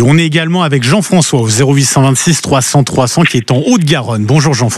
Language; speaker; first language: French; native; French